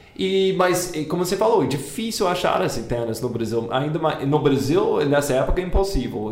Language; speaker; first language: Portuguese; non-native, fluent; English